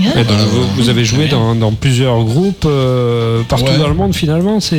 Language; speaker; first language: French; native; French